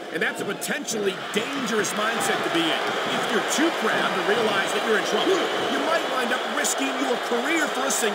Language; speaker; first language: English; native; English